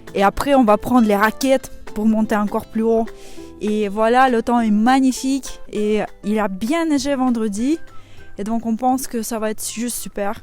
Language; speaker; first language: French; non-native, fluent; Russian